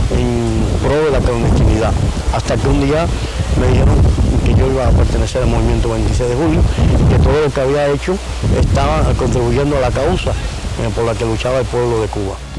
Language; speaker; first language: Spanish; native; Spanish